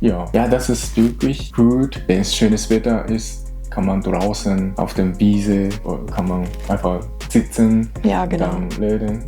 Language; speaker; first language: German; non-native, learner; Japanese